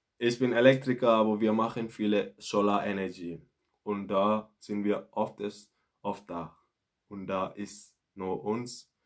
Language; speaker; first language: German; non-native, learner; Mandingo